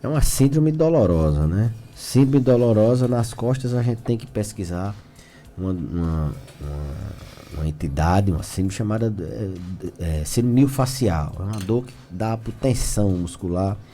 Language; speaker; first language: Portuguese; native; Portuguese